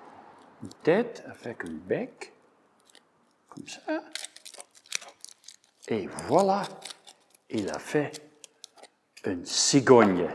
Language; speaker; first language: French; non-native, fluent; Dutch